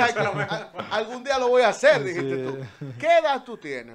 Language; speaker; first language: Spanish; native; Spanish